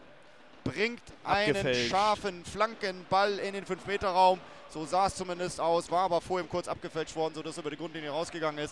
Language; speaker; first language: German; native; German